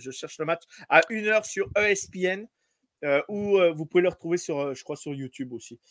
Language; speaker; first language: French; native; French